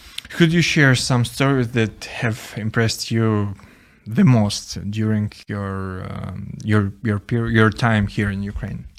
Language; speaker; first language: English; non-native, fluent; Ukrainian